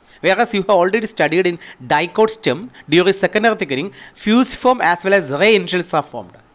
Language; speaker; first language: English; non-native, local second language; Malayalam